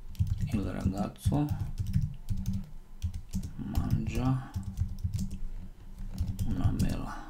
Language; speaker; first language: Italian; non-native, learner; Slovak